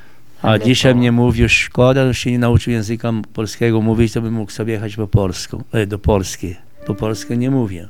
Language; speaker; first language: Polish; early bilingual, heritage; Polish